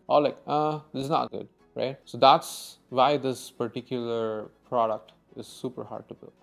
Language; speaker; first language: English; non-native, local second language; Tamil